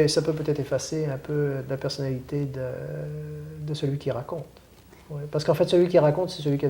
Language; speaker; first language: French; native; French